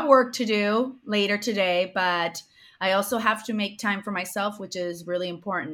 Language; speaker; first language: English; early bilingual, other home language; Spanish